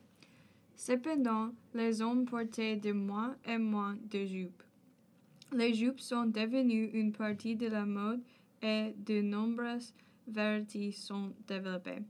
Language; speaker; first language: French; non-native, learner; English